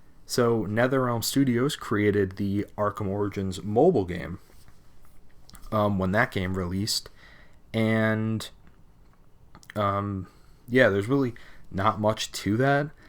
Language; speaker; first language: English; native; English